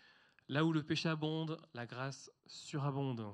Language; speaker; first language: French; native; French